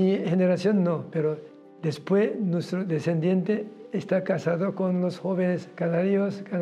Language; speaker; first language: Spanish; non-native, learner; Korean